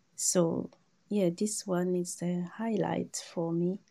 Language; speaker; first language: English; non-native, learner; Rundi